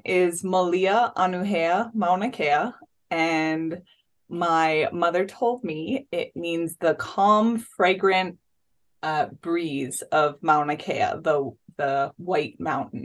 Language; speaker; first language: English; native; English